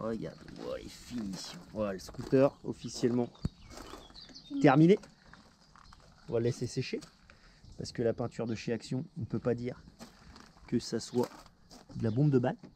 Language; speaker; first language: French; native; French